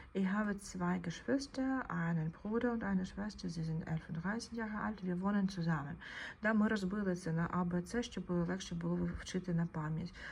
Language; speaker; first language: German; non-native, fluent; Ukrainian